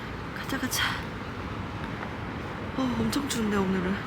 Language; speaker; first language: Korean; native; Korean